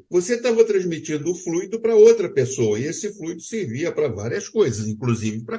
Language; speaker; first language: Portuguese; native; Portuguese